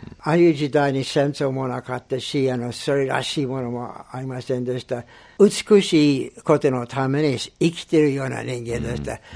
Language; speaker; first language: Japanese; non-native, fluent; English